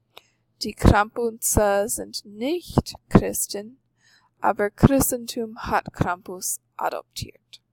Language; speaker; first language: German; non-native, fluent; English